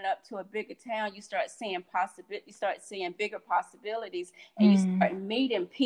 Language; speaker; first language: English; native; English